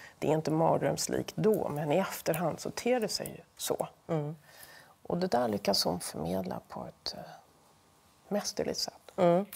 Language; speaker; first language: Swedish; native; Swedish